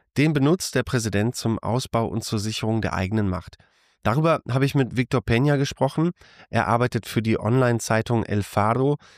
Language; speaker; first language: German; native; German